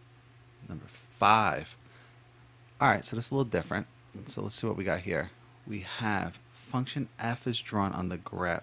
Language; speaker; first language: English; native; English